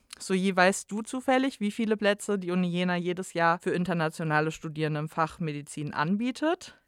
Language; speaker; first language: German; native; German